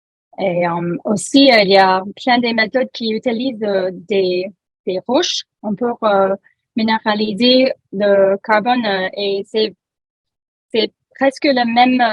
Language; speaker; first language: French; non-native, learner; English